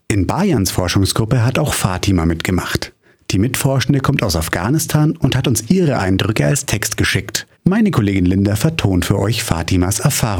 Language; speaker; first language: German; native; German